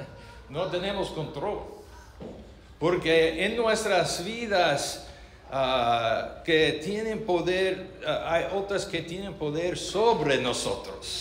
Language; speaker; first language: Spanish; non-native, learner; English